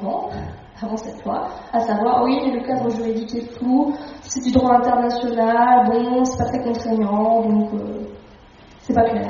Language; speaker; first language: French; native; French